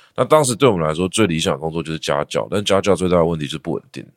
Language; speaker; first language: Chinese; native; Chinese